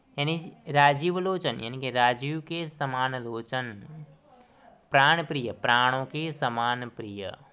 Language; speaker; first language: Hindi; non-native, local second language; Gujarati